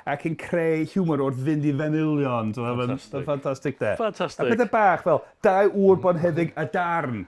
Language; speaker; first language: Welsh; native; Welsh